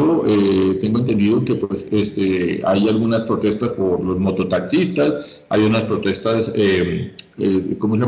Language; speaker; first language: Spanish; native; Spanish